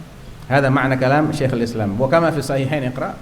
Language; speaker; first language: Arabic; non-native, fluent; Indonesian